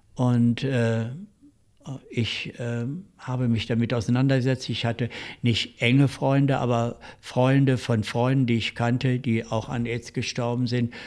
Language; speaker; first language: German; native; German